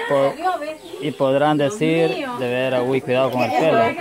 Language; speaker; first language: Spanish; native; Spanish